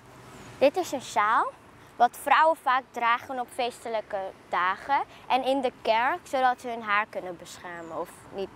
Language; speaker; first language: Dutch; early bilingual, other home language; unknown